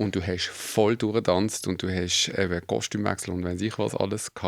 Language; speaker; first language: German; native; German